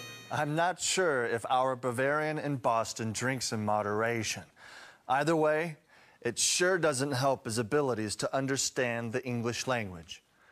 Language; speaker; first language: English; native; English